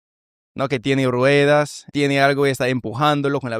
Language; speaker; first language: Spanish; non-native, fluent; English